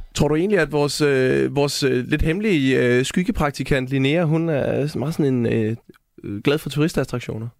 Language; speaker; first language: Danish; native; Danish